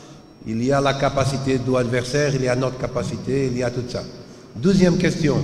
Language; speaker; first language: French; non-native, learner; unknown